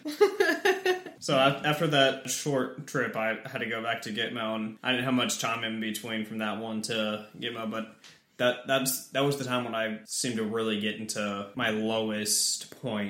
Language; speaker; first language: English; native; English